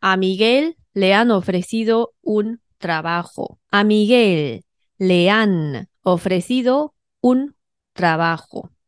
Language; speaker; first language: Spanish; non-native, fluent; Chinese